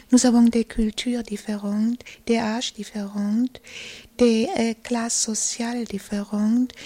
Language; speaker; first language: French; non-native, learner; German